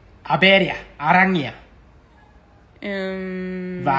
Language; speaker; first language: Portuguese; non-native, learner; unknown